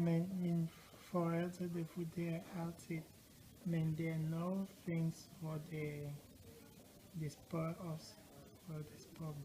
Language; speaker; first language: Danish; non-native, local second language; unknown